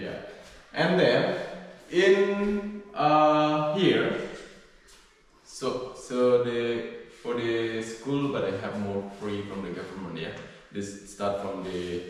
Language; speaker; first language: English; non-native, learner; Balinese